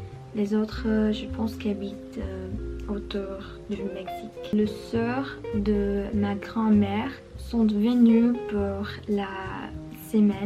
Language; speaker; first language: French; non-native, learner; Spanish